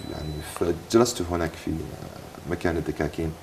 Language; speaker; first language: Arabic; non-native, fluent; English